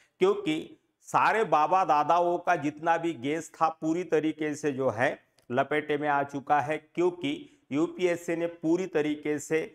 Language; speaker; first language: Hindi; non-native, local second language; Marathi